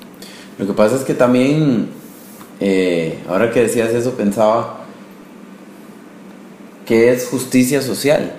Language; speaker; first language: Spanish; native; Spanish